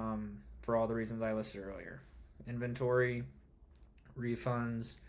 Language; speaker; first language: English; native; English